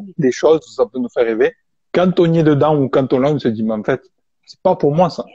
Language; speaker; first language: French; native; French